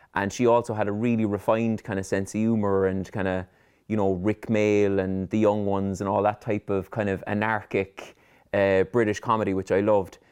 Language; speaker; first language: English; native; English